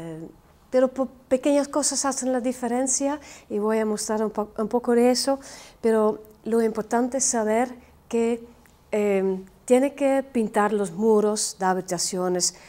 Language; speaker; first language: Spanish; non-native, fluent; Dutch